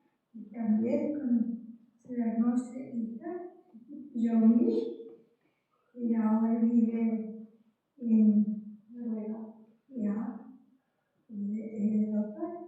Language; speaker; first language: Spanish; non-native, fluent; English